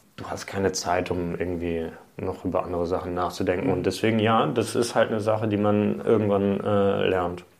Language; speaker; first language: German; early bilingual, other home language; Hungarian